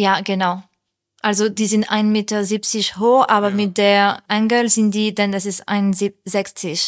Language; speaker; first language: German; non-native, fluent; French